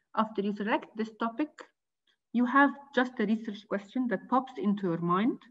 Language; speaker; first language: English; non-native, fluent; Arabic